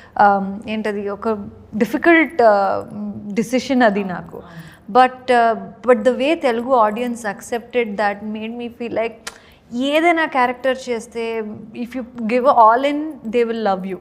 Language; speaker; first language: Telugu; non-native, learner; Kannada